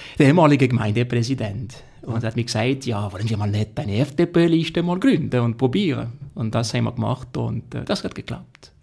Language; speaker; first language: German; non-native, local second language; French